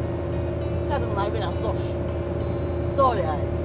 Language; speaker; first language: Turkish; native; Turkish